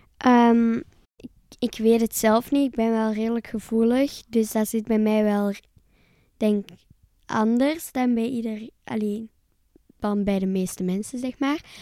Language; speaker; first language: Dutch; native; Dutch